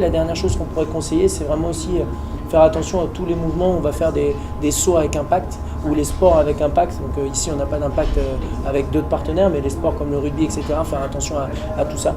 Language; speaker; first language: French; native; French